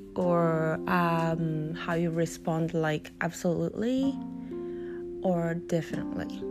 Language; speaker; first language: English; non-native, fluent; Japanese